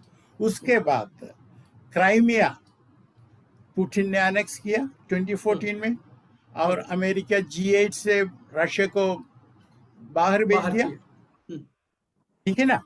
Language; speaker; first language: Hindi; non-native, local second language; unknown